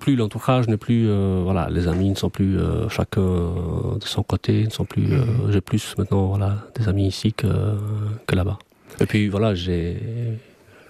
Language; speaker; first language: French; non-native, fluent; Albanian